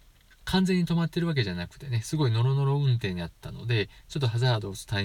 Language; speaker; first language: Japanese; native; Japanese